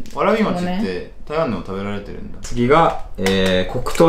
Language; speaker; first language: Japanese; native; Japanese